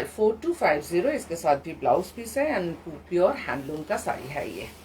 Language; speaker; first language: Hindi; non-native, local second language; Bangla